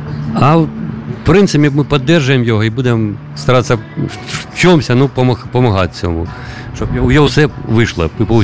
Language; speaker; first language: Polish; non-native, learner; Ukrainian